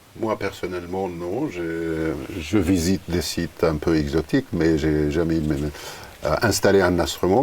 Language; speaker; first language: French; non-native, fluent; Arabic